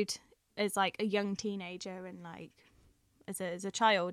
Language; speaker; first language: English; native; English